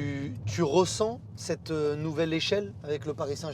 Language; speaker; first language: French; native; French